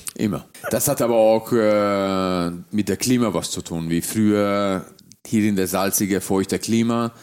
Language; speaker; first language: German; early bilingual, other home language; Hungarian